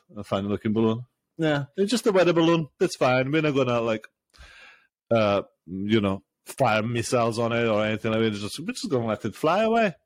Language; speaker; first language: English; non-native, fluent; Serbian